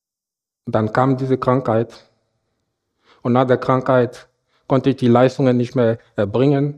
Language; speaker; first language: German; non-native, fluent; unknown